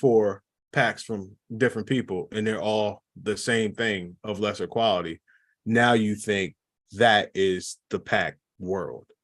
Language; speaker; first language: English; native; English